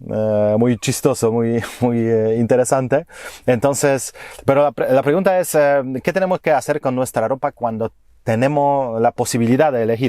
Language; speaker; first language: Spanish; non-native, fluent; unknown